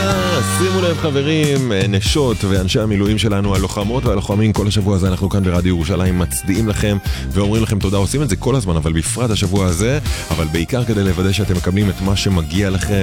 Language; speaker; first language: Hebrew; native; Hebrew